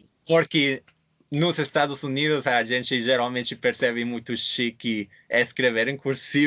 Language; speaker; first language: Portuguese; non-native, fluent; English